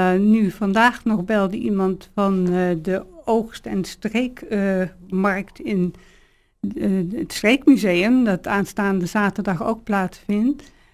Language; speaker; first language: Dutch; native; Dutch